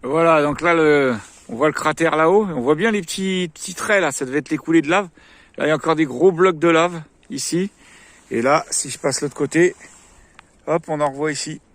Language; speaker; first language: French; native; French